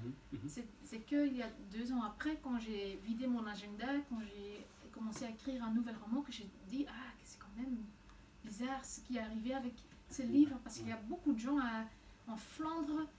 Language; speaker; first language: French; non-native, local second language; Dutch